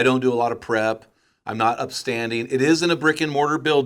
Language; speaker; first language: English; native; English